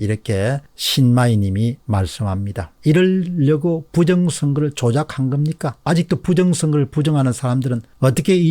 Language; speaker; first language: Korean; native; Korean